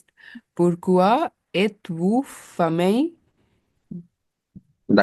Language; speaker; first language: French; non-native, learner; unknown